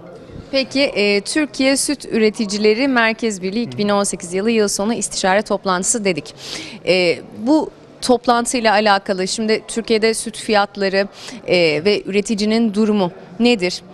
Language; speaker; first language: Turkish; native; Turkish